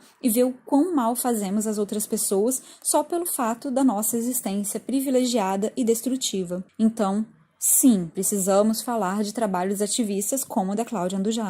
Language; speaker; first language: Portuguese; native; Portuguese